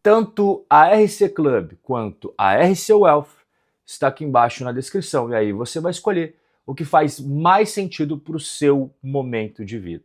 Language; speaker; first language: Portuguese; native; Portuguese